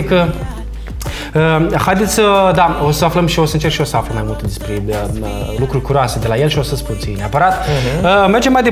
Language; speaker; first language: Romanian; native; Romanian